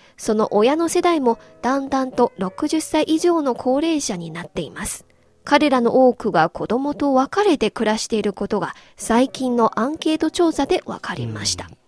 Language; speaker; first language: Japanese; non-native, fluent; Chinese